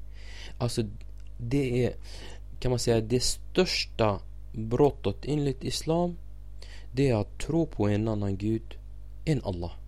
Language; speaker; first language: Swedish; non-native, fluent; Arabic